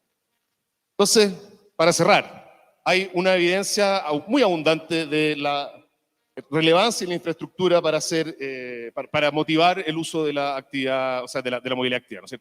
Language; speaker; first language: Spanish; native; Spanish